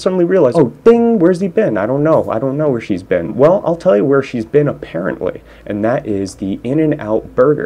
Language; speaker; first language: English; native; English